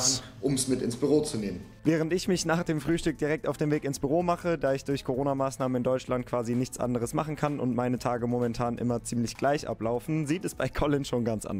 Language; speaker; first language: German; native; German